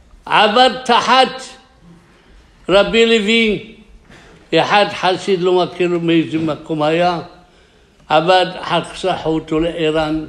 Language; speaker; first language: Hebrew; non-native, fluent; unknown